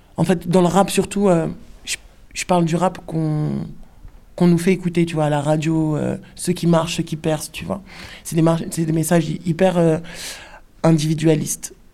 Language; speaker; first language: French; native; French